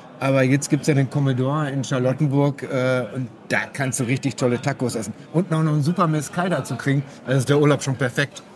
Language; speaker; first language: German; native; German